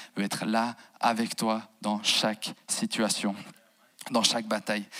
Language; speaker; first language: French; native; French